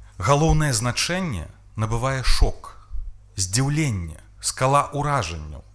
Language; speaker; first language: Belarusian; native; Belarusian